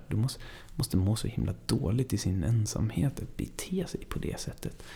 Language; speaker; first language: Swedish; non-native, fluent; Persian